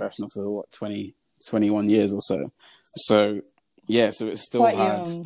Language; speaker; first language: English; native; English